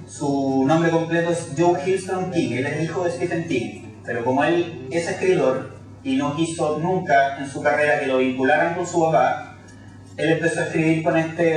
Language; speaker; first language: Spanish; native; Spanish